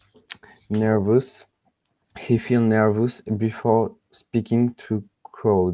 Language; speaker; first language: English; non-native, learner; French